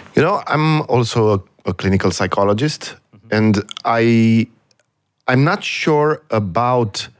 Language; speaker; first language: English; non-native, fluent; Romanian